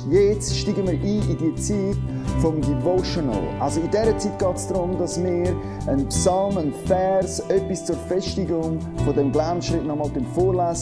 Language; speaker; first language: German; native; German